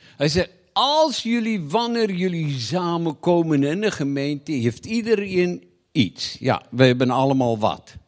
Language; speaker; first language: Dutch; non-native, fluent; Afrikaans